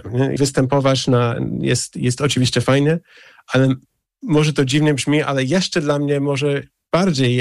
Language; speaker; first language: Polish; non-native, fluent; English